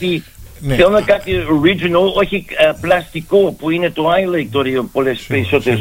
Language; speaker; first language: Greek; early bilingual, heritage; Greek